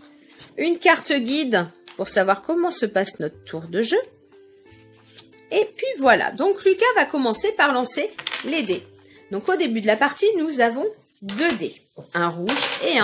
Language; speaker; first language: French; native; French